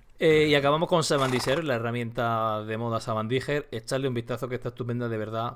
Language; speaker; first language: Spanish; native; Spanish